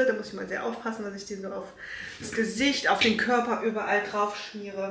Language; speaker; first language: German; native; German